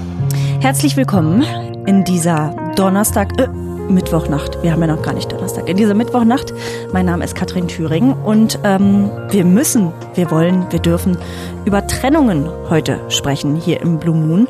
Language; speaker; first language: German; native; German